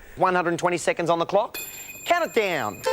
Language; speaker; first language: English; native; English